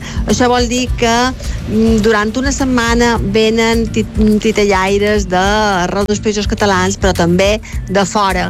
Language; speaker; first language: Catalan; native; Catalan